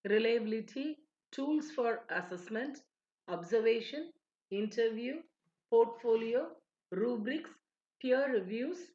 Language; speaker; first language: English; non-native, local second language; Tamil